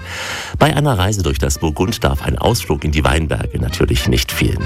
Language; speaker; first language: German; native; German